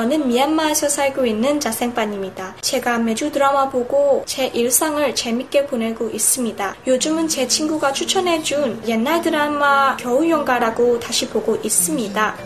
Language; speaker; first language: Korean; non-native, learner; Burmese